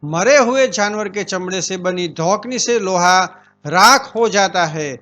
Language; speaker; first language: Hindi; non-native, local second language; Gujarati